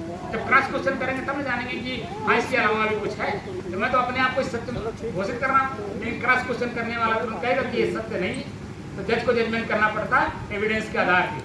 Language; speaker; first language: Hindi; native; Hindi